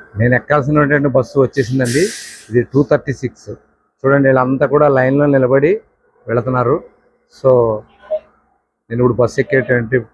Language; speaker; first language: Telugu; native; Telugu